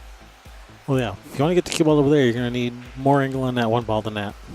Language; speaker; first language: English; native; English